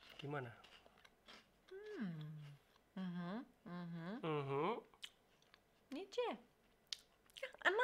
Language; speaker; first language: Indonesian; non-native, learner; English